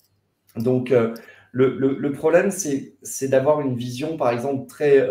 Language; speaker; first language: French; native; French